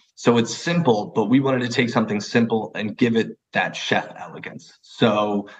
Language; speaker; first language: English; native; English